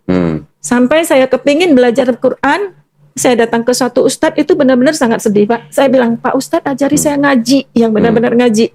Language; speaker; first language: Indonesian; native; Indonesian